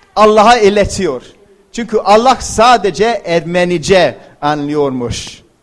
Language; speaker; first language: Turkish; non-native, fluent; English